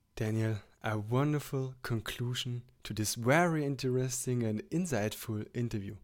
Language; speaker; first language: English; non-native, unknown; German